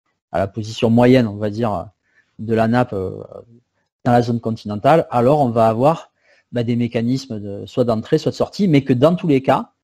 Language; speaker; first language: French; native; French